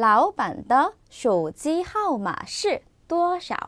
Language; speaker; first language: Chinese; non-native, fluent; Korean